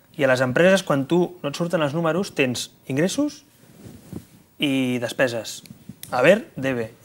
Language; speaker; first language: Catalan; non-native, local second language; Spanish